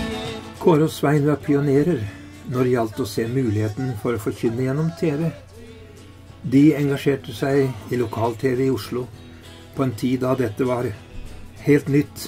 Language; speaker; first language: Norwegian; native; Norwegian